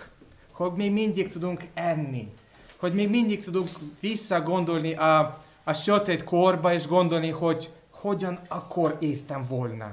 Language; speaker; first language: Hungarian; non-native, fluent; English